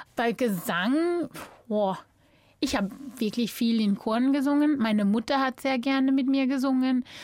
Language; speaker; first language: German; non-native, fluent; English